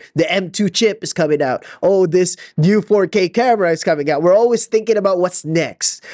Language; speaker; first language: English; non-native, local second language; Filipino